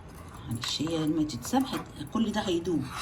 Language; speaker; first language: Arabic; native; Arabic